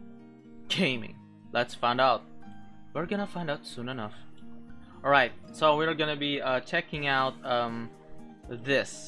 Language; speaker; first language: English; non-native, local second language; Filipino